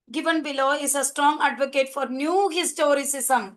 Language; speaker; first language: English; non-native, local second language; Malayalam